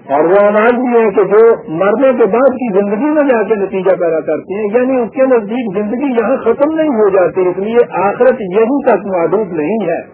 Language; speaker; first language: Urdu; non-native, local second language; Punjabi